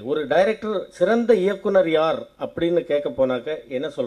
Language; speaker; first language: Tamil; native; Tamil